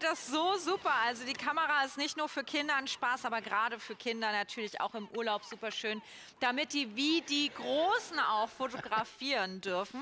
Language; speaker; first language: German; native; German